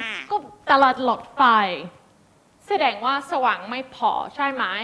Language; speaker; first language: Thai; native; Thai